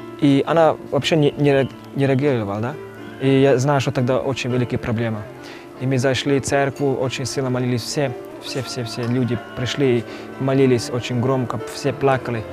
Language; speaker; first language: Russian; non-native, local second language; Romany